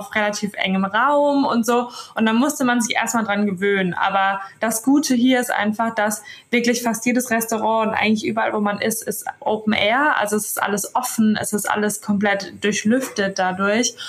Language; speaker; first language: German; native; German